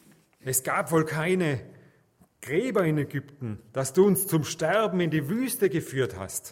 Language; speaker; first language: German; native; German